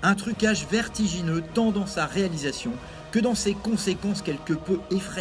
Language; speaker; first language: French; native; French